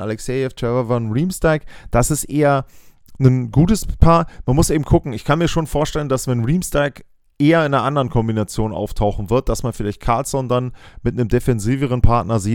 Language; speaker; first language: German; native; German